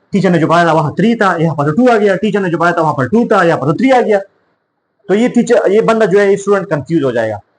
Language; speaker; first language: Urdu; non-native, local second language; Pashto